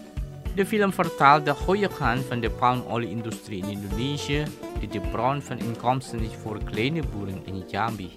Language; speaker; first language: Dutch; non-native, fluent; Indonesian